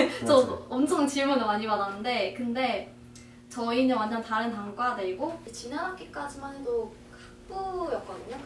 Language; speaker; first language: Korean; early bilingual, heritage; Korean